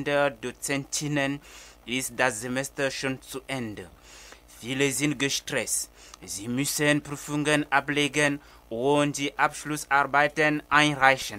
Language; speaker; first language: German; non-native, fluent; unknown